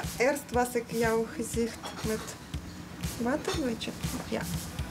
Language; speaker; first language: Dutch; non-native, fluent; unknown